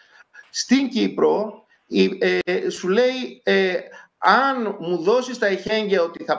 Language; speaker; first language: Greek; native; Greek